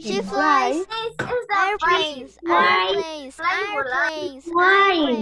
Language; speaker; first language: English; non-native, learner; Spanish